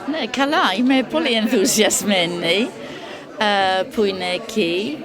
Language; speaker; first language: Greek; non-native, learner; English